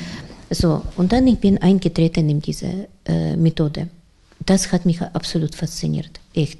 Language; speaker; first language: German; non-native, learner; Russian